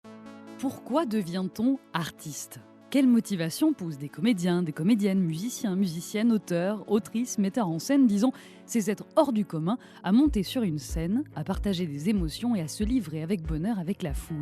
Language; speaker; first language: French; native; French